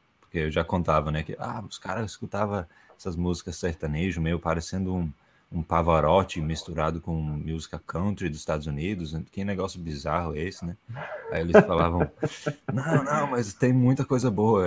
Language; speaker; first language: Portuguese; non-native, fluent; English